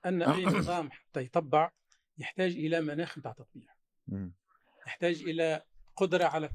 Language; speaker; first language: Arabic; native; Arabic